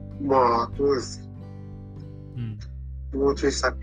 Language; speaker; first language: Japanese; non-native, learner; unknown